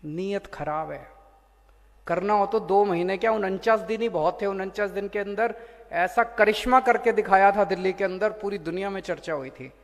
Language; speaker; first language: Hindi; native; Hindi